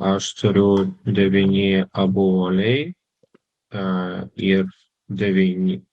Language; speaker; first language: Lithuanian; non-native, learner; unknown